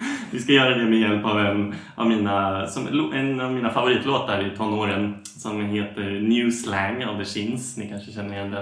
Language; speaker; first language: Swedish; native; Swedish